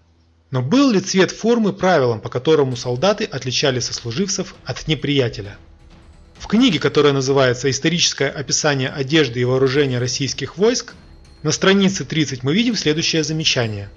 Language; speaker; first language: Russian; native; Russian